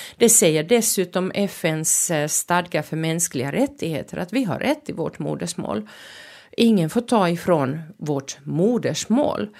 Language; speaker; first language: Swedish; non-native, local second language; Finnish